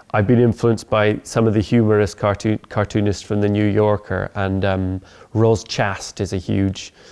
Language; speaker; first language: English; native; English